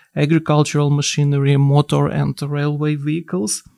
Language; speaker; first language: English; non-native, fluent; Ukrainian